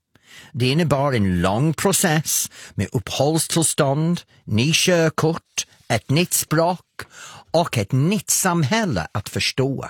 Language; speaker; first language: Swedish; non-native, fluent; English